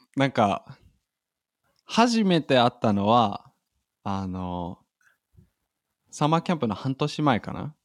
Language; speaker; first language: Japanese; non-native, fluent; German